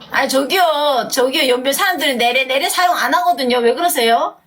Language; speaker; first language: Korean; native; Korean